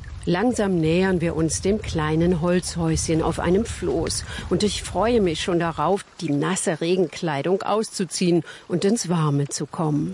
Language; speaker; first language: German; native; German